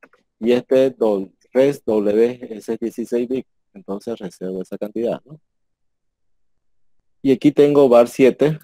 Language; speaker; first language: Spanish; native; Spanish